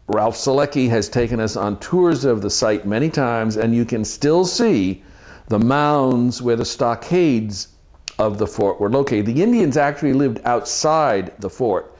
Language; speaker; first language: English; native; English